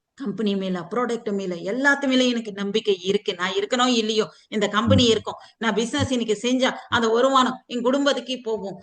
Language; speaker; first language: Tamil; non-native, fluent; Telugu